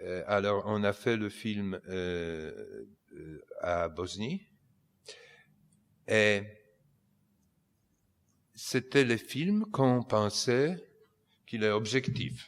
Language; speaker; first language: French; non-native, fluent; Polish